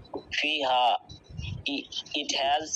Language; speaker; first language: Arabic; non-native, learner; Bangla